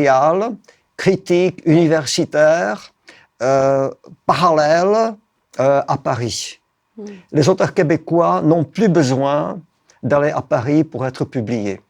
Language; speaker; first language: French; non-native, fluent; Czech